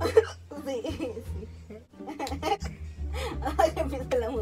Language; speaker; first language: Spanish; early bilingual, heritage; Spanish